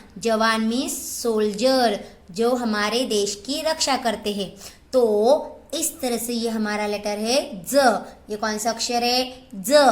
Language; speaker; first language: Hindi; non-native, local second language; Marathi